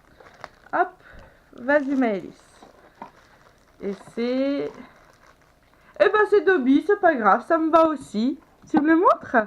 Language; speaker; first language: French; native; French